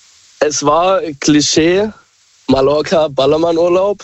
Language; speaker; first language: German; native; German